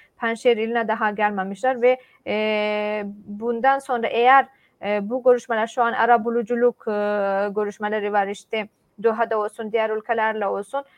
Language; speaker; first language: Turkish; non-native, fluent; Persian